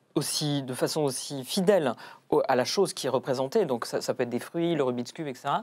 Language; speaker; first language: French; native; French